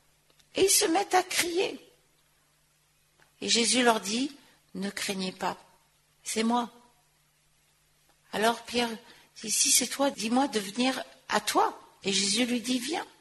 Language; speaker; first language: French; native; French